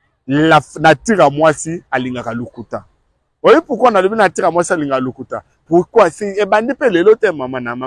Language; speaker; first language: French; non-native, local second language; Lingala